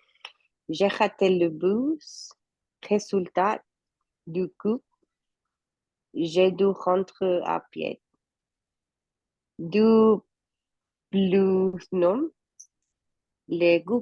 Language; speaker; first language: French; non-native, learner; Spanish